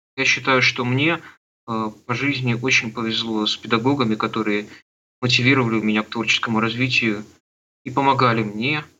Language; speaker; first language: Russian; native; Russian